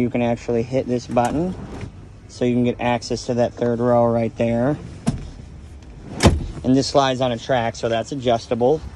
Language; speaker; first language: English; native; English